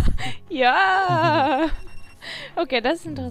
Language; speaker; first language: German; non-native, fluent; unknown